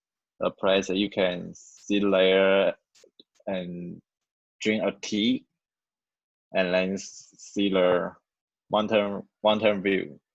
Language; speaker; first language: English; non-native, learner; Chinese